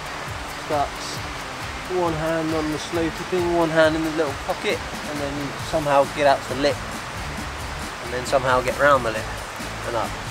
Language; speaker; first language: English; native; English